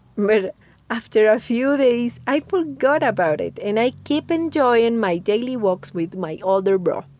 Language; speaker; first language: English; non-native, fluent; Spanish